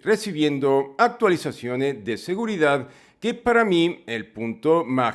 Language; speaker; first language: Spanish; native; Spanish